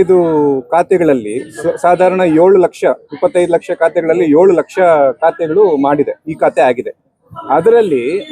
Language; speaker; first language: Kannada; native; Kannada